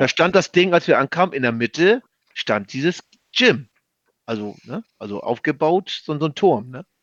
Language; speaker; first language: German; native; German